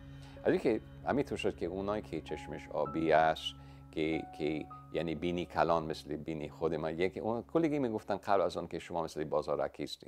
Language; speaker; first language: Persian; non-native, fluent; English